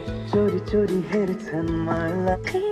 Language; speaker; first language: Nepali; non-native, local second language; Tibetan